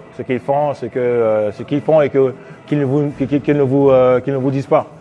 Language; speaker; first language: French; non-native, local second language; Sango